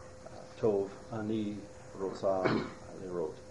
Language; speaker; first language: Hebrew; non-native, learner; English